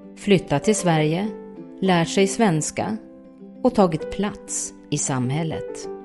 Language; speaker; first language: Swedish; native; Swedish